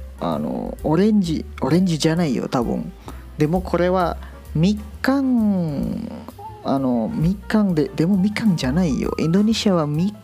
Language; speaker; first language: Japanese; non-native, learner; Indonesian